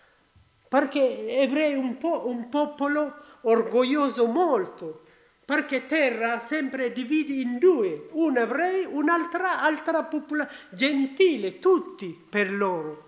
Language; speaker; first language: Italian; non-native, learner; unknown